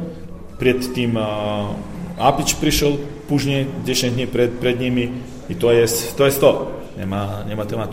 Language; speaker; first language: Polish; non-native, learner; Serbian